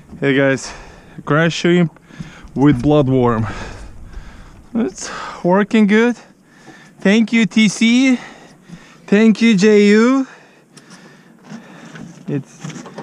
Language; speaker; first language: English; non-native, learner; Ukrainian